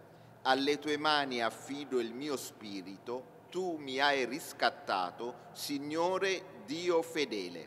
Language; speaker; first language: Italian; native; Italian